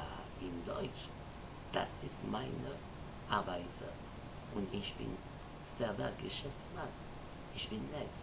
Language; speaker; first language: German; non-native, learner; French